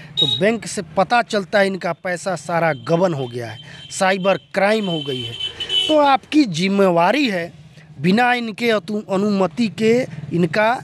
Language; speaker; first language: Hindi; native; Hindi